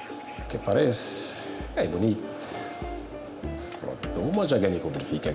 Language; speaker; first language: Portuguese; non-native, fluent; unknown